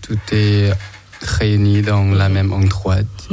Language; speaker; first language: French; non-native, learner; Thai